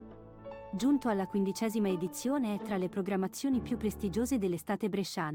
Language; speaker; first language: Italian; native; Italian